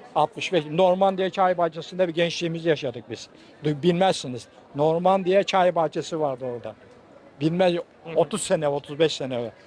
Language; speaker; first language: Turkish; native; Turkish